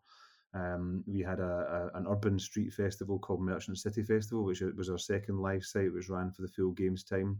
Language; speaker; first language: English; native; English